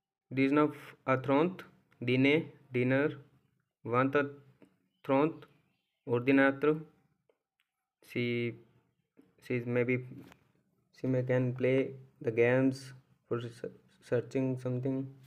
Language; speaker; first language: English; non-native, local second language; Hindi